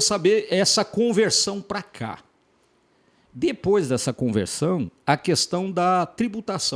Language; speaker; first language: Portuguese; native; Portuguese